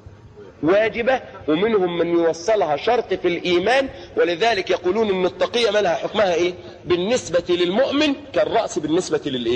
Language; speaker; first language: Arabic; native; Arabic